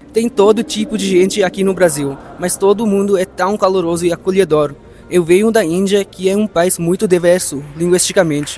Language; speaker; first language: Portuguese; non-native, fluent; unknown